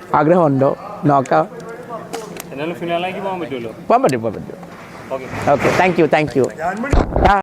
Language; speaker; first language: Malayalam; non-native, local second language; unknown